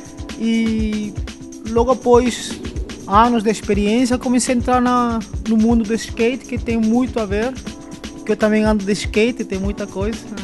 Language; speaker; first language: Portuguese; early bilingual, other home language; Spanish